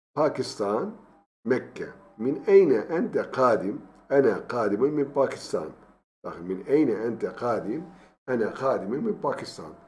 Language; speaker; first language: Arabic; non-native, fluent; Turkish